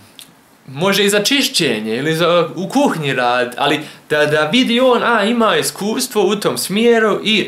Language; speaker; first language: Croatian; early bilingual, heritage; Croatian